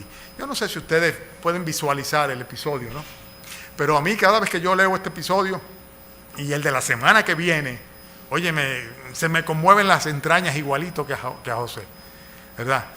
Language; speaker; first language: Spanish; native; Spanish